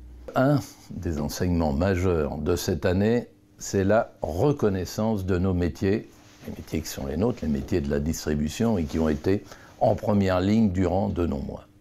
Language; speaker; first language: French; native; French